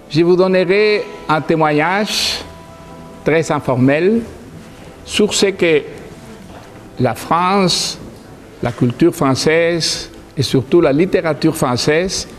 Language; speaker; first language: French; non-native, fluent; Spanish